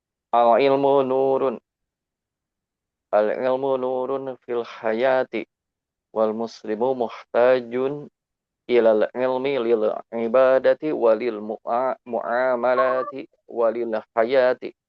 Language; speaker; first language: Arabic; non-native, learner; Indonesian